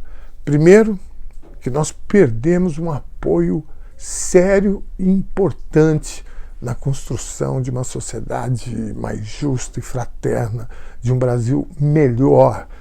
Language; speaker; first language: Portuguese; native; Portuguese